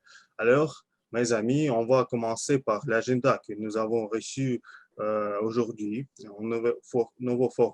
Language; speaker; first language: French; non-native, learner; Russian